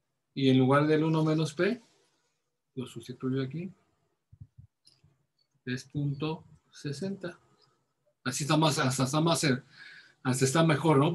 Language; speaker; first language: Spanish; native; Spanish